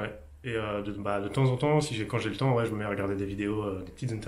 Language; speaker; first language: French; native; French